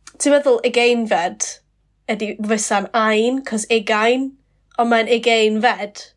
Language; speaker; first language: Welsh; non-native, local second language; English